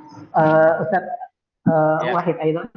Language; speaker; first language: Arabic; non-native, learner; Indonesian